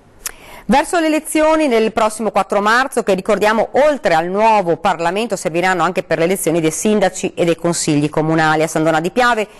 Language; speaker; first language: Italian; native; Italian